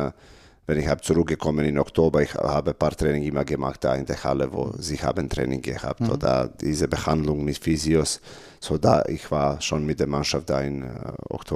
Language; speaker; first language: German; non-native, learner; Serbian